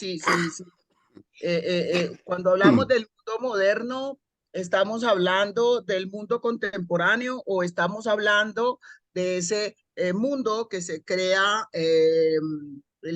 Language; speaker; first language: Spanish; native; Spanish